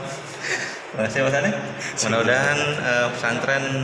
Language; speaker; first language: Indonesian; native; Indonesian